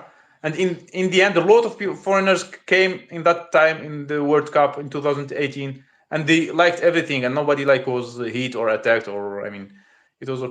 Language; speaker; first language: English; non-native, learner; Russian